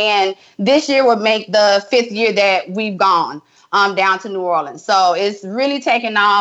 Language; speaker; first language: English; native; English